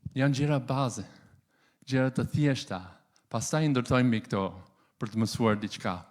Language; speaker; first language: Albanian; non-native, fluent; English